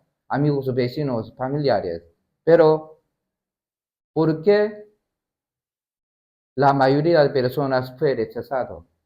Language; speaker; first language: Spanish; non-native, learner; Korean